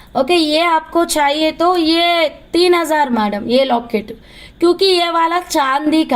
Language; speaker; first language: Hindi; non-native, local second language; Telugu